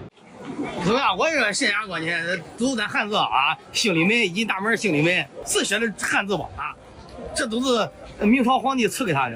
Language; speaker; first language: Chinese; native; Chinese